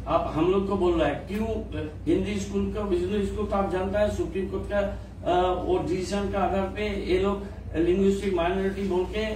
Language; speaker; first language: Hindi; non-native, local second language; Bangla